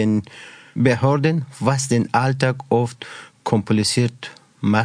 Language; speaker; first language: German; non-native, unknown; Persian